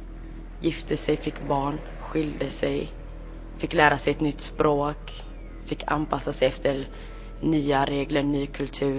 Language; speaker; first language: Swedish; early bilingual, other home language; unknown